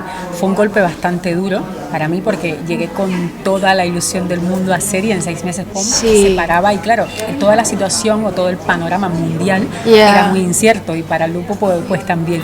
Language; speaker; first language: Spanish; native; Spanish